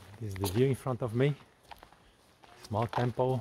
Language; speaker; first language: English; non-native, fluent; Portuguese